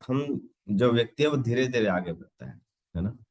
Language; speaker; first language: Hindi; non-native, local second language; Punjabi